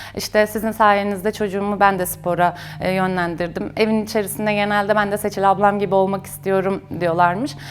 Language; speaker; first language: Turkish; native; Turkish